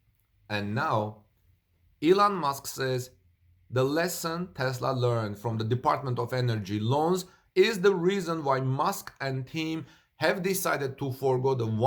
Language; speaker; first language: English; non-native, fluent; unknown